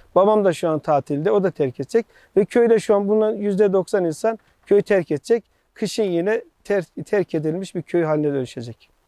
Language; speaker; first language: Turkish; native; Turkish